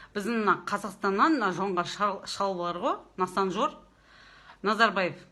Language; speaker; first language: Kazakh; non-native, local second language; Russian